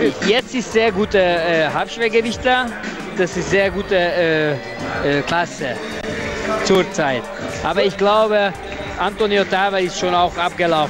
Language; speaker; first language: German; non-native, fluent; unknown